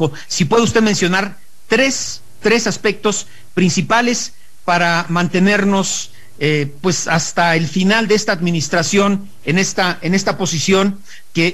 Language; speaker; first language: Spanish; native; Spanish